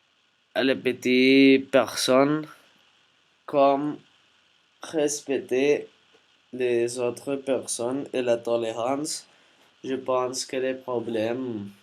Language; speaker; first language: French; non-native, learner; Spanish